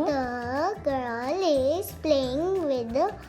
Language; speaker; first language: English; non-native, learner; Hindi